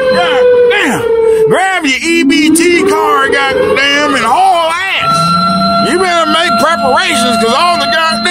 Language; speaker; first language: English; native; English